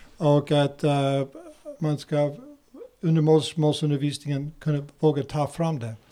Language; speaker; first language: Swedish; non-native, fluent; English